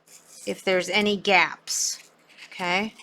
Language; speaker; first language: English; native; English